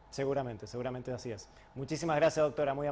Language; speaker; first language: Spanish; native; Spanish